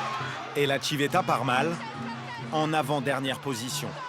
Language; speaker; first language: French; native; French